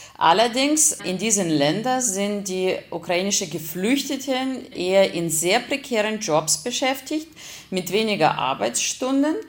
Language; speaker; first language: German; non-native, fluent; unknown